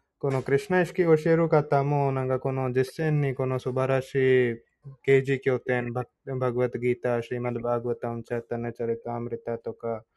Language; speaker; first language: Japanese; non-native, fluent; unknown